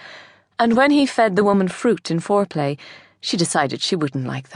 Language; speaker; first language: English; native; English